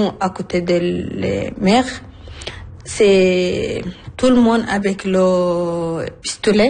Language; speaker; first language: French; non-native, learner; Arabic